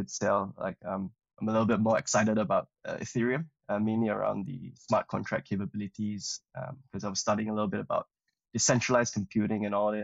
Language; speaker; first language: English; non-native, local second language; Chinese